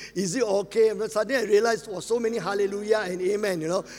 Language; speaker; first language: English; non-native, local second language; Min Nan Chinese